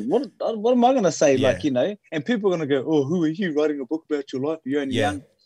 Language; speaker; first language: English; native; English